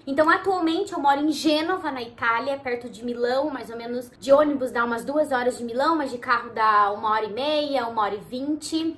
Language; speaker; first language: Portuguese; native; Portuguese